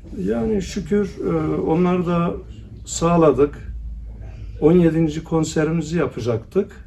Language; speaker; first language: Turkish; native; Turkish